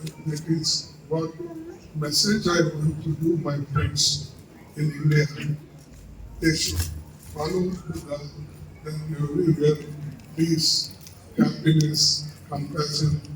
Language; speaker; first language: English; non-native, local second language; Kannada